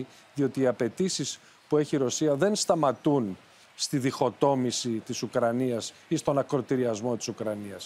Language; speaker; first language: Greek; native; Greek